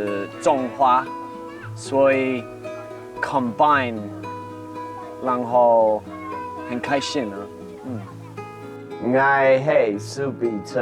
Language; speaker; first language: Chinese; non-native, learner; English